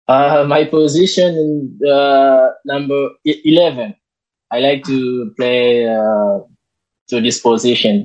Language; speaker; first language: English; non-native, learner; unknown